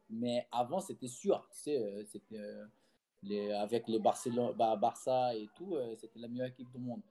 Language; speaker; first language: French; non-native, fluent; Portuguese